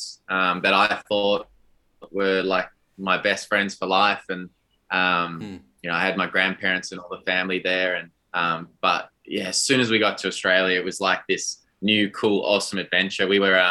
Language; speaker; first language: English; native; English